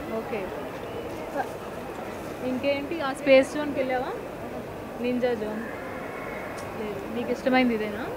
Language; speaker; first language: Telugu; native; Telugu